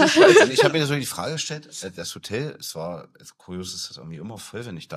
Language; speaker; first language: German; native; German